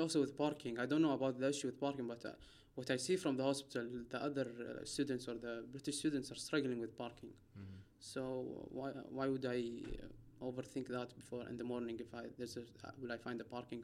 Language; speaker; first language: English; non-native, fluent; Arabic